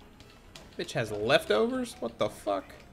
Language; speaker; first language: English; native; English